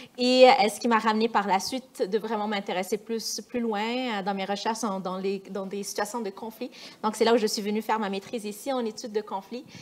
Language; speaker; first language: French; non-native, local second language; Arabic